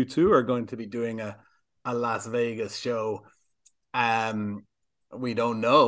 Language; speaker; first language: English; native; English